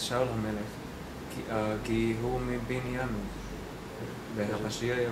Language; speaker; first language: Hebrew; non-native, learner; English